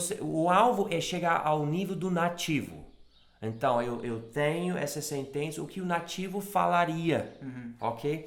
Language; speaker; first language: Portuguese; non-native, fluent; English